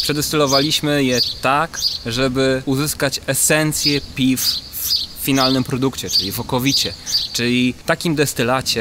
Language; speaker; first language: Polish; native; Polish